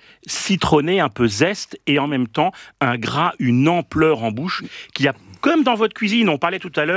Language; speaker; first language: French; native; French